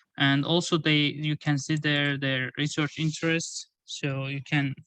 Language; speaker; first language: English; non-native, fluent; Azerbaijani